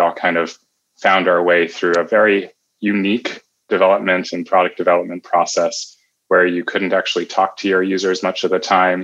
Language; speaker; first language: English; native; English